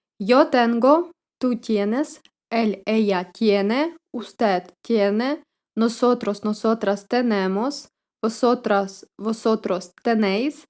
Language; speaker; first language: Spanish; non-native, fluent; Ukrainian